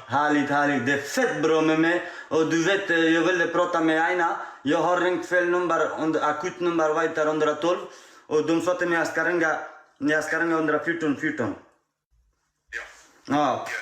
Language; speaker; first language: Swedish; non-native, learner; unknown